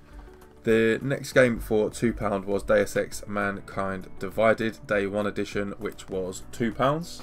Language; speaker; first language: English; native; English